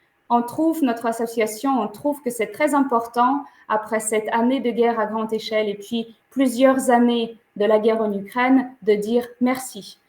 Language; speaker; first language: French; non-native, fluent; Ukrainian